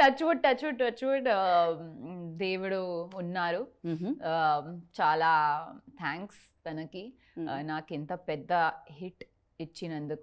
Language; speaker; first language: Telugu; non-native, learner; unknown